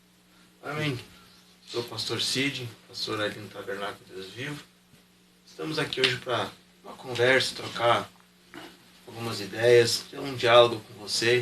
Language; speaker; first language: Portuguese; native; Portuguese